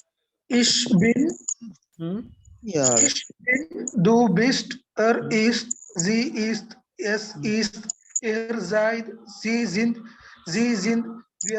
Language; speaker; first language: German; non-native, learner; Malayalam